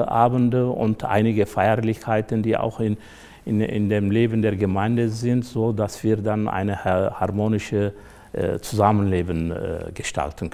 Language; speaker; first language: German; non-native, fluent; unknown